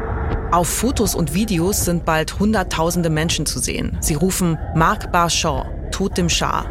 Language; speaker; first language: German; native; German